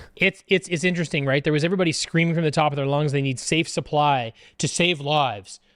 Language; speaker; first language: English; native; English